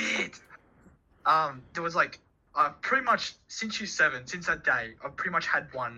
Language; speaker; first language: English; native; English